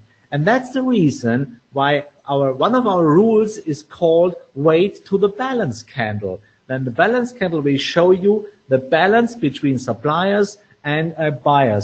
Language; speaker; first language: English; non-native, fluent; German